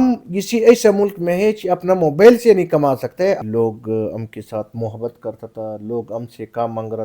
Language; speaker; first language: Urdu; non-native, local second language; Pashto